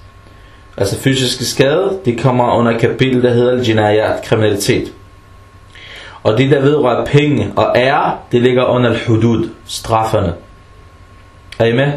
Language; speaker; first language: Danish; non-native, fluent; Arabic